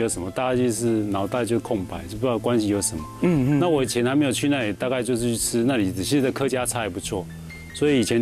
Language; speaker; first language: Chinese; native; Chinese